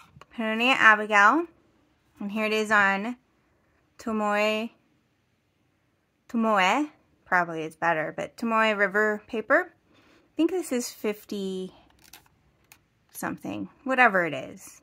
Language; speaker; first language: English; native; English